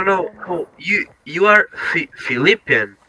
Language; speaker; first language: English; non-native, learner; Spanish